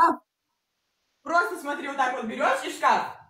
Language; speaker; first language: Russian; native; Russian